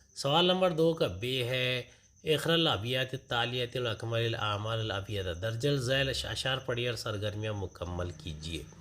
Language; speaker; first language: Urdu; native; Urdu